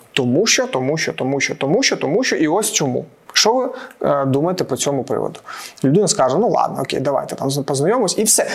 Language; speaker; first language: Ukrainian; non-native, local second language; Russian